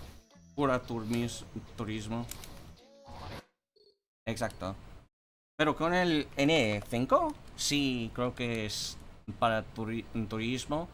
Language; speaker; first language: Spanish; non-native, fluent; English